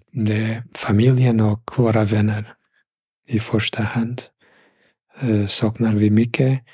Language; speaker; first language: Swedish; non-native, fluent; Portuguese